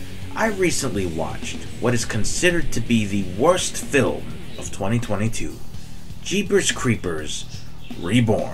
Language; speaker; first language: English; native; English